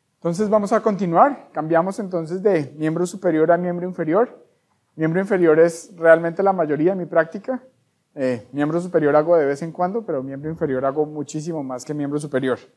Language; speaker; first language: Spanish; native; Spanish